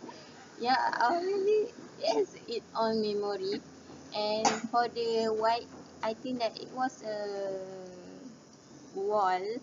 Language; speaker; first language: English; non-native, learner; Malay